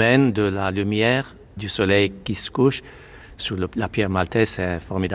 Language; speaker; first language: French; non-native, fluent; Maltese